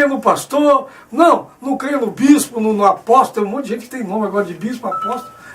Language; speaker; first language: Portuguese; native; Portuguese